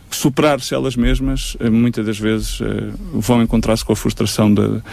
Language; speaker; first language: Portuguese; native; Portuguese